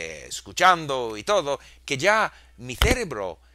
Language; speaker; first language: Spanish; non-native, fluent; English